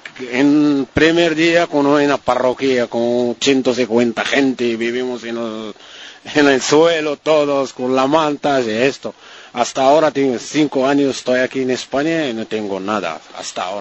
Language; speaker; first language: Spanish; non-native, learner; Arabic